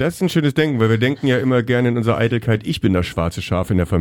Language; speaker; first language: German; native; German